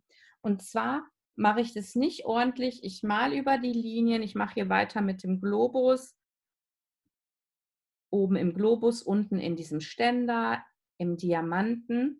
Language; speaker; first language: German; native; German